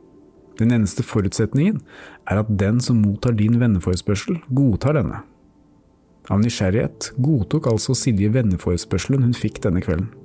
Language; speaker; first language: Norwegian; native; Norwegian